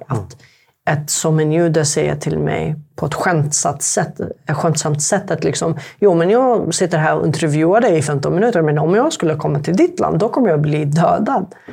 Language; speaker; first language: Swedish; non-native, fluent; Arabic